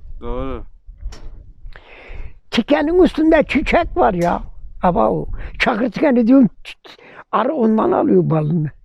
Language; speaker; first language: Turkish; native; Turkish